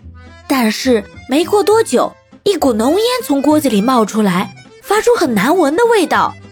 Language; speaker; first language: Chinese; native; Chinese